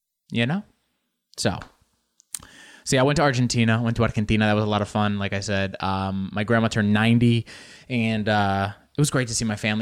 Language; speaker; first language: English; early bilingual, other home language; Spanish